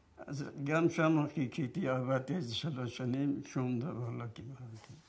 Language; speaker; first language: Hebrew; non-native, fluent; Persian